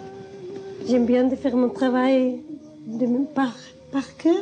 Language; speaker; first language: French; non-native, learner; Spanish